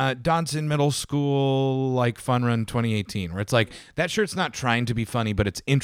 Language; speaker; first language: English; native; English